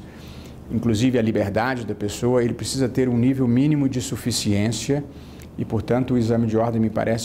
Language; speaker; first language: Portuguese; native; Portuguese